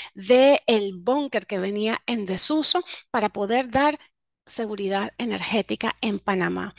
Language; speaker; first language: Spanish; native; Spanish